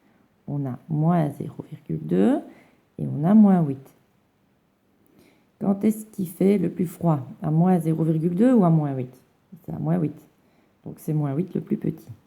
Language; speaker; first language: French; native; French